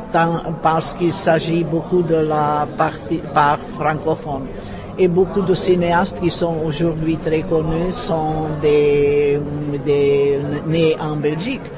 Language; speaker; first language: French; non-native, fluent; Czech